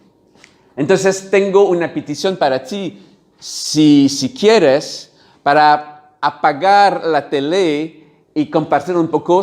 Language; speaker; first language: Spanish; non-native, learner; French